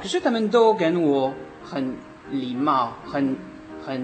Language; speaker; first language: Chinese; non-native, learner; French